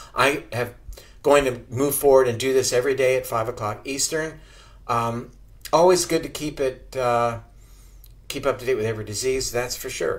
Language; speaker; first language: English; native; English